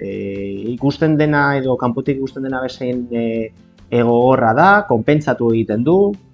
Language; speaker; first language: Basque; native; Basque